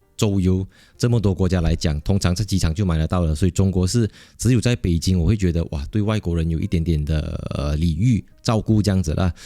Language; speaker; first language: Chinese; native; Chinese